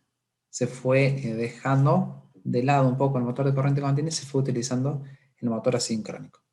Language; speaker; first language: Spanish; native; Spanish